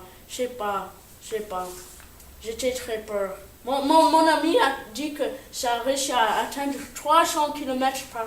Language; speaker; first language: French; non-native, learner; English